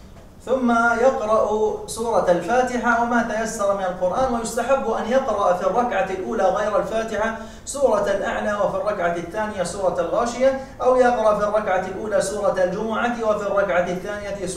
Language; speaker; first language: Arabic; native; Arabic